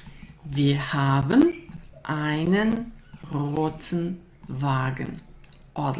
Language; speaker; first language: German; non-native, fluent; Croatian